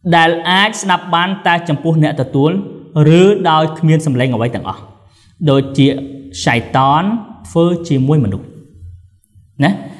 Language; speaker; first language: Khmer; non-native, local second language; Eastern Cham